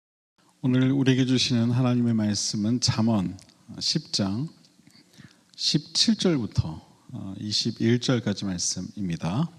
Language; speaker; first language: Korean; native; Korean